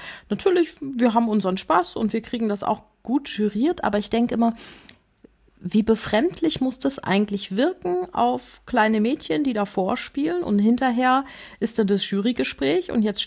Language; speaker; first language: German; native; German